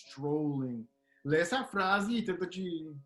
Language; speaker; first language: Portuguese; non-native, fluent; English